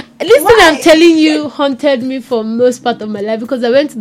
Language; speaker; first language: English; non-native, local second language; Nigerian Pidgin